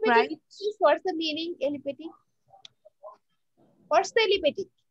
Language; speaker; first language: English; non-native, learner; Bangla